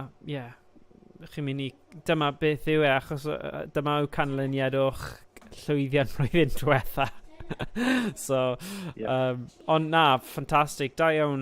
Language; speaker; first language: Welsh; non-native, local second language; English